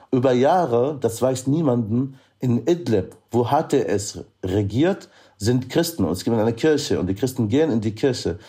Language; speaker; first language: German; non-native, fluent; Arabic